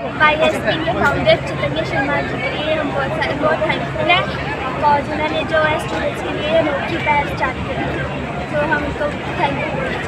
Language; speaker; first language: Hindi; native; Hindi